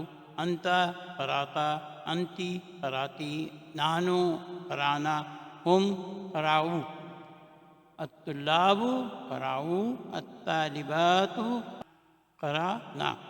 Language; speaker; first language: Arabic; non-native, fluent; Urdu